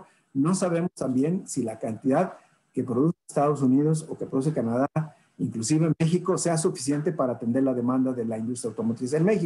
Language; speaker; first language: Spanish; native; Spanish